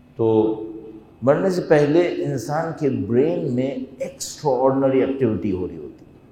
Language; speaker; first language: Urdu; non-native, fluent; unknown